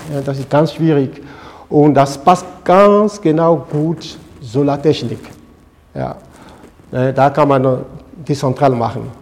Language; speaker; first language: German; non-native, fluent; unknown